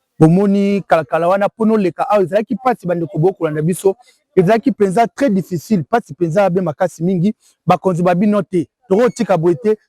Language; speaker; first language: Lingala; native; Lingala